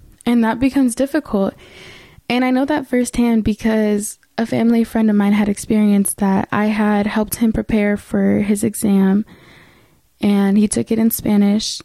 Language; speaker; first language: English; early bilingual, other home language; Spanish